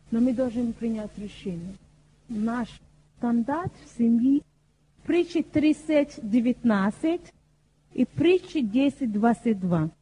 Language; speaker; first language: Russian; non-native, fluent; Yoruba